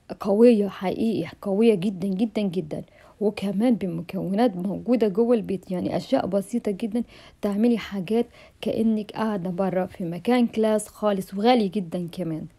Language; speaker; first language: Arabic; native; Arabic